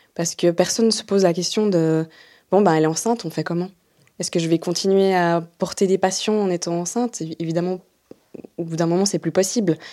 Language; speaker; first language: French; native; French